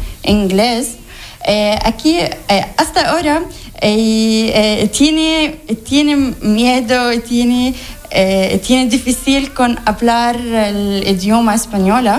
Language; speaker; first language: Spanish; non-native, learner; Arabic